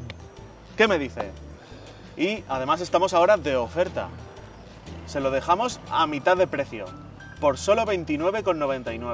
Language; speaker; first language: Spanish; native; Spanish